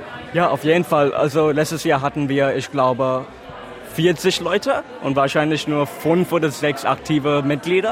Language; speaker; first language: German; non-native, fluent; English